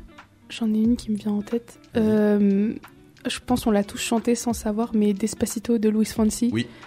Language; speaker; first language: French; native; French